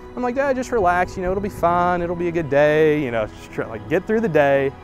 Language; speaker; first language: English; native; English